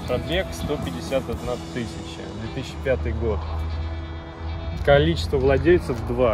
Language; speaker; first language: Russian; native; Russian